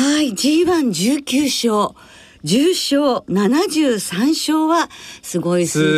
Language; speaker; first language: Japanese; native; Japanese